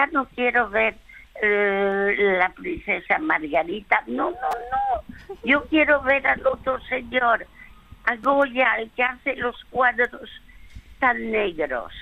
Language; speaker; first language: Spanish; early bilingual, other home language; French